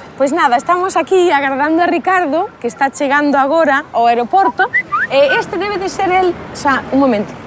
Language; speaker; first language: Galician; early bilingual, heritage; Galician